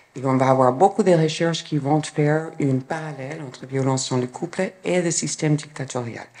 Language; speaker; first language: French; non-native, fluent; English